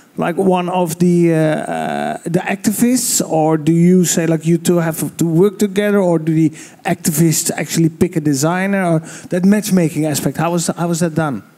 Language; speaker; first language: English; non-native, fluent; Dutch